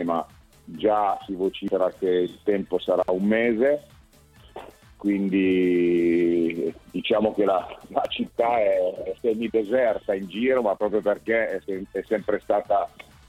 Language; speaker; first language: Italian; native; Italian